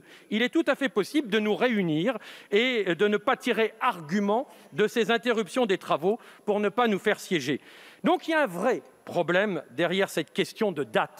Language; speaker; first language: French; native; French